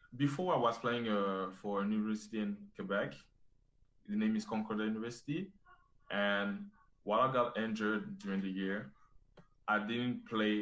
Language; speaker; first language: English; non-native, fluent; French